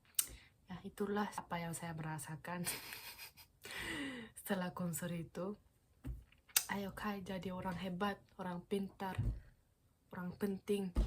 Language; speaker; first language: Indonesian; non-native, fluent; Korean